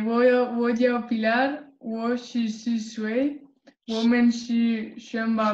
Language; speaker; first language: Chinese; non-native, learner; Spanish